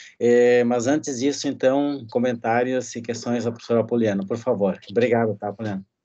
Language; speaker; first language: Portuguese; native; Portuguese